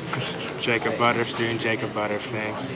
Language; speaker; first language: English; native; English